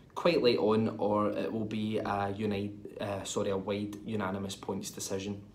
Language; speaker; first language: English; native; English